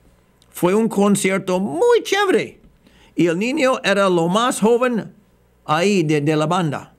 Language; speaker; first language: Spanish; non-native, fluent; English